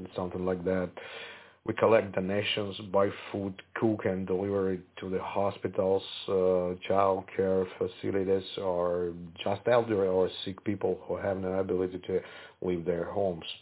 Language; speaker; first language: English; non-native, fluent; Ukrainian